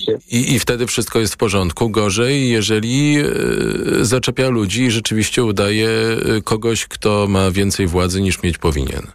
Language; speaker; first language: Polish; native; Polish